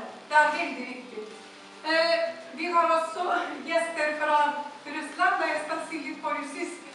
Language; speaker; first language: Swedish; non-native, learner; Lithuanian